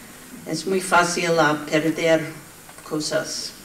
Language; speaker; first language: Spanish; non-native, learner; English